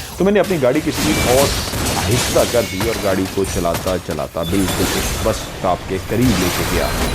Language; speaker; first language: Urdu; non-native, local second language; Punjabi